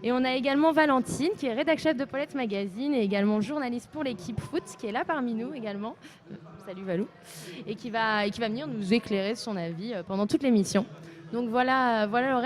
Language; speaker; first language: French; native; French